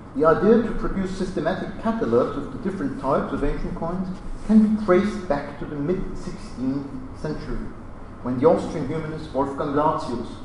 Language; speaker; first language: English; non-native, fluent; German